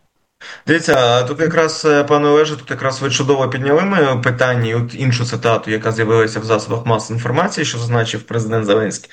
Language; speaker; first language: Ukrainian; native; Ukrainian